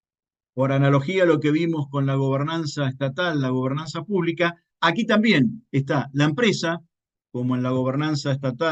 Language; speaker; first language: Spanish; native; Spanish